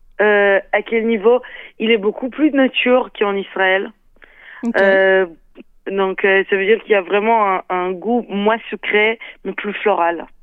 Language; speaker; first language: French; non-native, fluent; Hebrew